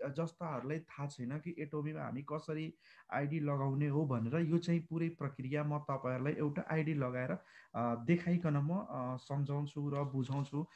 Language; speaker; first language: Nepali; non-native, local second language; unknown